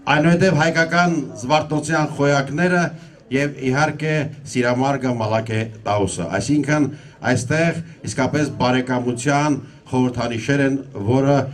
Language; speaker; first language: Armenian; native; Armenian